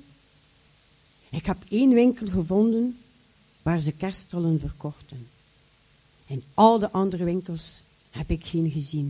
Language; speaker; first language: Dutch; native; Dutch